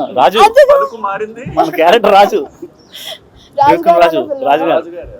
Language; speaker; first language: Telugu; native; Telugu